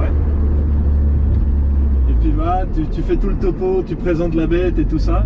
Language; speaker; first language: French; native; French